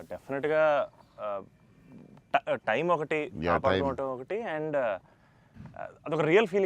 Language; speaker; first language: Telugu; native; Telugu